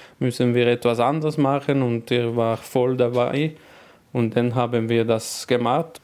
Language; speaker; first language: German; non-native, local second language; Italian